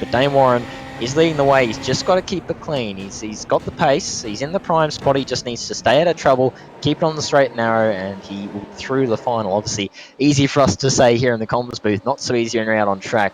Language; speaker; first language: English; native; English